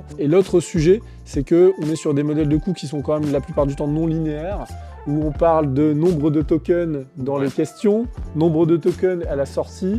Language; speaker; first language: French; native; French